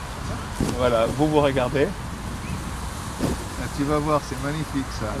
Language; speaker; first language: French; native; French